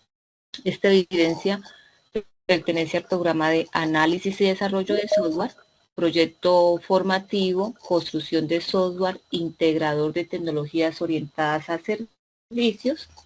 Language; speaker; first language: Spanish; native; Spanish